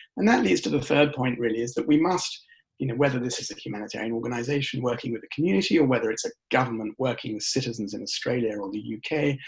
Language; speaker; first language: English; native; English